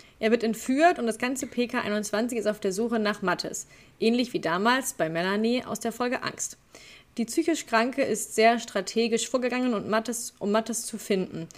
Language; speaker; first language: German; native; German